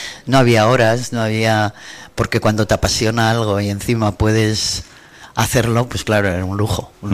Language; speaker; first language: Spanish; native; Spanish